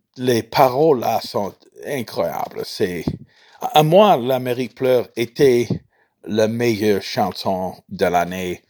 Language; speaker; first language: French; non-native, fluent; English